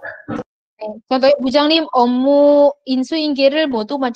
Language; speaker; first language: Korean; non-native, fluent; Indonesian